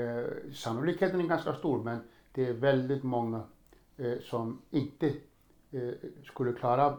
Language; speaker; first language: Swedish; non-native, fluent; Icelandic